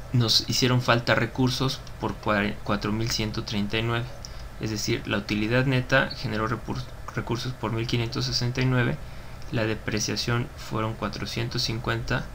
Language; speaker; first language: Spanish; native; Spanish